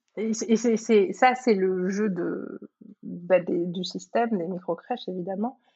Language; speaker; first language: French; native; French